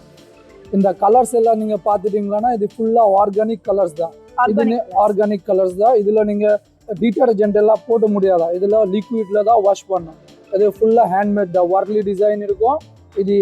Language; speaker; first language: Tamil; non-native, fluent; Hindi